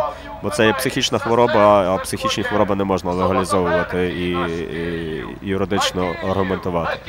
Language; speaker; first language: Ukrainian; native; Ukrainian